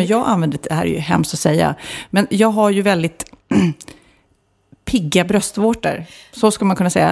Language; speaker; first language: Swedish; native; Swedish